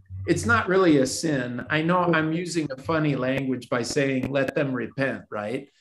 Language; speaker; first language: English; native; English